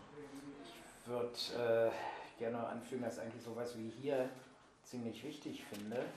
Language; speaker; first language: German; native; German